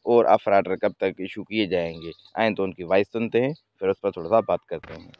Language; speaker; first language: Urdu; non-native, local second language; Sindhi